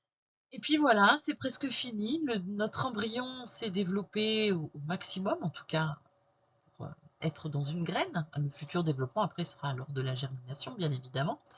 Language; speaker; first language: French; native; French